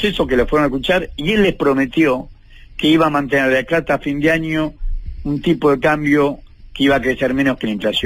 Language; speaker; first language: Spanish; native; Spanish